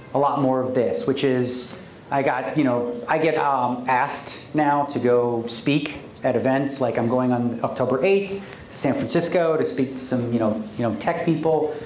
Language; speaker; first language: English; native; English